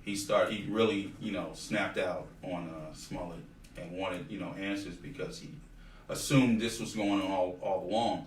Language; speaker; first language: English; native; English